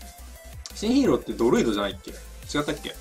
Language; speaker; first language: Japanese; native; Japanese